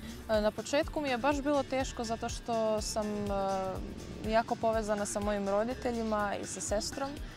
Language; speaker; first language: Croatian; non-native, fluent; Macedonian